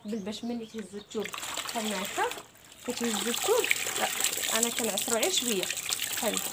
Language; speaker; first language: Arabic; native; Arabic